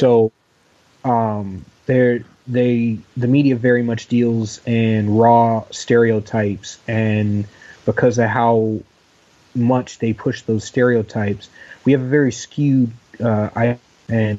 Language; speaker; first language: English; native; English